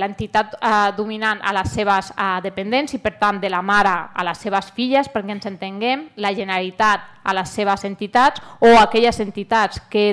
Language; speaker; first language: Catalan; native; Catalan